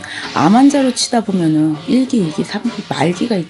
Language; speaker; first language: Korean; native; Korean